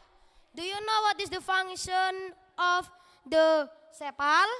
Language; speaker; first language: English; non-native, learner; Indonesian